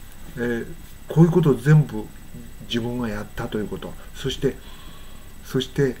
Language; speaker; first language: Japanese; native; Japanese